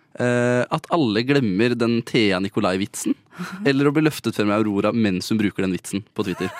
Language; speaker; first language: Norwegian; native; Norwegian